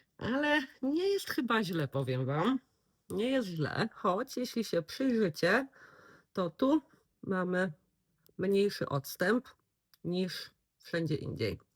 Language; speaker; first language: Polish; native; Polish